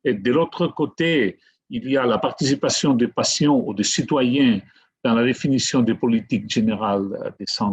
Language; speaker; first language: French; non-native, fluent; Catalan